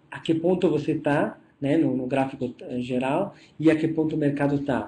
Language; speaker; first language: Portuguese; non-native, fluent; Italian